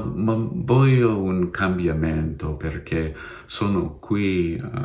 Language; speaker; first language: Italian; non-native, learner; English